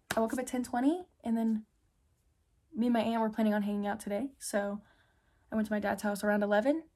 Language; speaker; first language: English; native; English